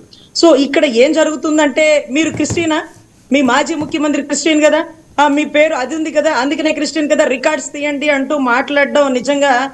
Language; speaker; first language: Telugu; native; Telugu